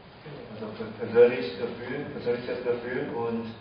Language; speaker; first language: German; non-native, fluent; Chinese